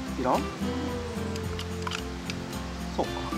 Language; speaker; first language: Japanese; native; Japanese